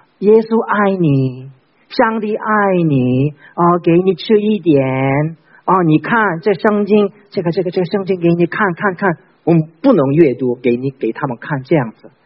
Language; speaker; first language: Chinese; non-native, fluent; Korean